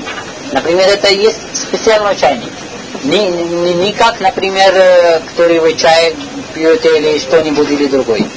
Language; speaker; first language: Russian; non-native, learner; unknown